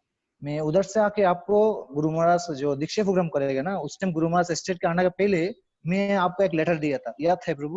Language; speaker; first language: Hindi; non-native, learner; Bangla